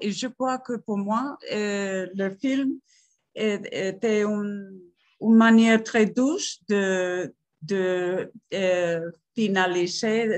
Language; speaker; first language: French; non-native, fluent; Spanish